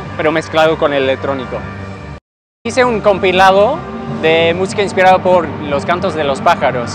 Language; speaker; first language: Spanish; non-native, fluent; English